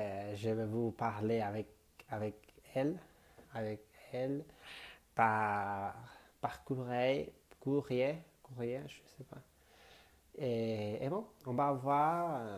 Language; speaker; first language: French; non-native, learner; Spanish